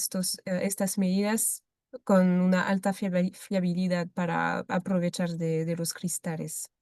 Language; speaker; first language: Spanish; non-native, fluent; French